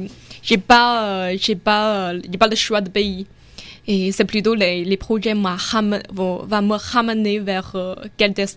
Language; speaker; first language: French; non-native, fluent; Chinese